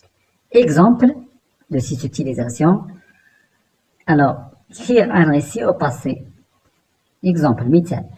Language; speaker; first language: French; non-native, local second language; Arabic